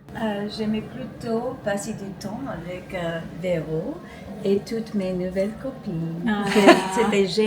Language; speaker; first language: French; non-native, fluent; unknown